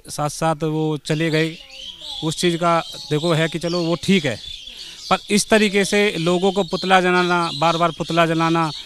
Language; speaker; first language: Hindi; native; Hindi